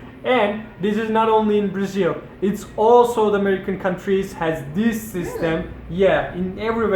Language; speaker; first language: English; non-native, fluent; Turkish